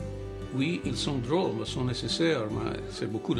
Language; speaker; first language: French; non-native, fluent; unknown